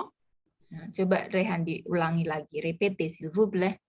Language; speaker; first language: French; non-native, fluent; Indonesian